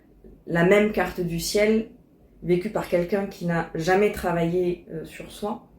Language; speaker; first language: French; native; French